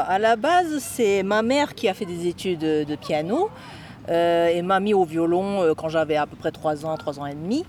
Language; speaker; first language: French; non-native, fluent; Japanese